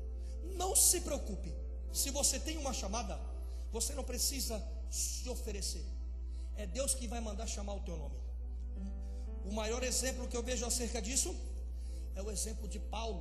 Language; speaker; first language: Portuguese; native; Portuguese